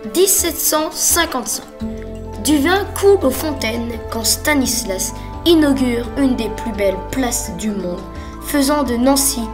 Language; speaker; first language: French; native; French